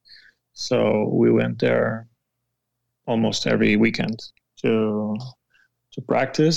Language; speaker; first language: English; non-native, fluent; Portuguese